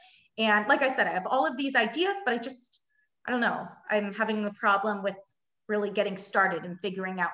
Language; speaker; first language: English; native; English